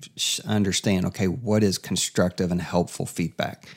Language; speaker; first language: English; native; English